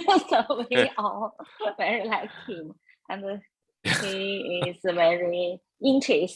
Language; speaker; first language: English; non-native, learner; Chinese